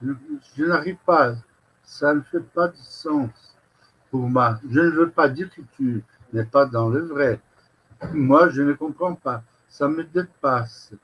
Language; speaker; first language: French; non-native, fluent; Portuguese